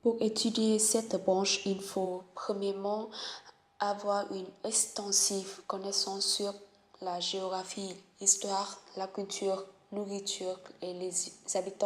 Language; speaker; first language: French; non-native, learner; Vietnamese